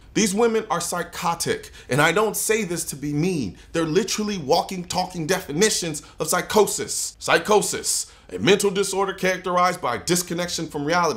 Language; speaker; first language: English; native; English